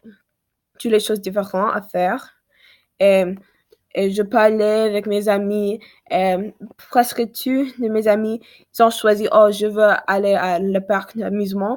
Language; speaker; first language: French; non-native, learner; English